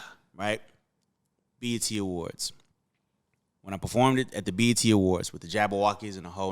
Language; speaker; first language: English; native; English